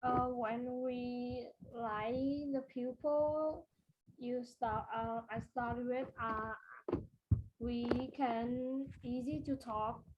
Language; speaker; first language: English; non-native, learner; Vietnamese